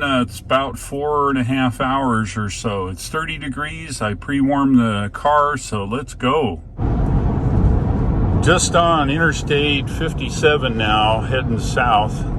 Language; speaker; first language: English; native; English